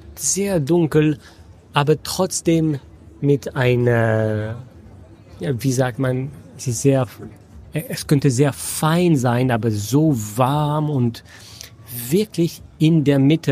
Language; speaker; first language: German; non-native, fluent; French